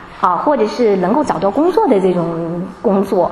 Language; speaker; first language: Chinese; native; Chinese